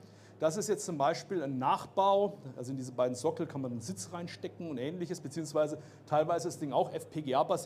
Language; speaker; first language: German; native; German